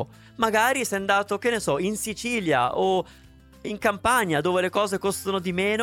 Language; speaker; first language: Italian; native; Italian